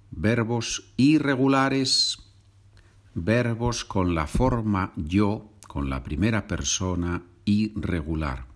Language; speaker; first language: Spanish; non-native, fluent; English